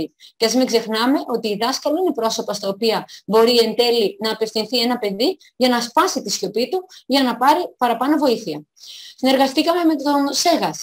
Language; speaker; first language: Greek; native; Greek